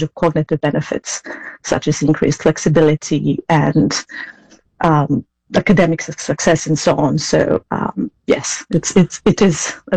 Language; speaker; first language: English; non-native, fluent; Serbian